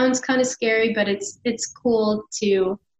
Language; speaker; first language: English; native; English